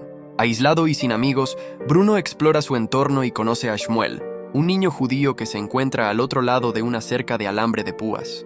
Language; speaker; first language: Spanish; native; Spanish